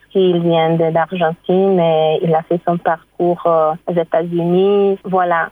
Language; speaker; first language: French; non-native, fluent; Hungarian